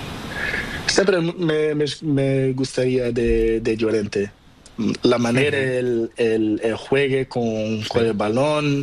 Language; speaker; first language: Spanish; non-native, learner; Portuguese